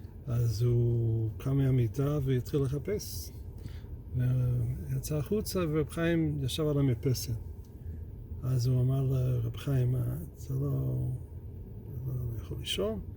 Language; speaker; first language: Hebrew; non-native, fluent; English